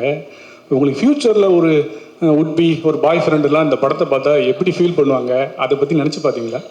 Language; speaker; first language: Tamil; native; Tamil